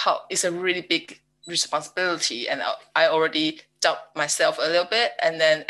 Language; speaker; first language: English; non-native, fluent; Chinese